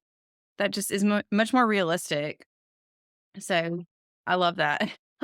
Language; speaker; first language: English; native; English